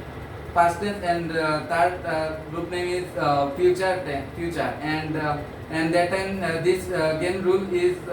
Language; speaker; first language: English; non-native, learner; Bangla